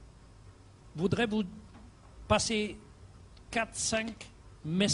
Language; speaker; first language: French; non-native, fluent; German